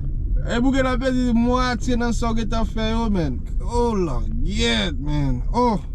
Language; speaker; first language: French; non-native, learner; Haitian Creole